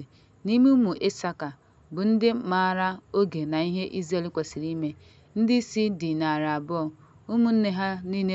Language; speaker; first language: Igbo; native; Igbo